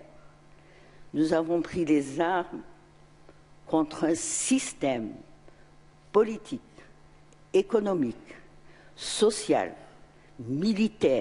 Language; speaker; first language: French; non-native, local second language; Arabic